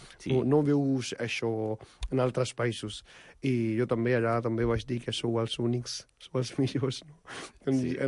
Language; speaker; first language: Catalan; non-native, fluent; Punjabi